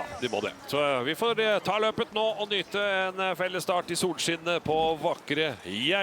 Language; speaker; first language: Norwegian; native; Norwegian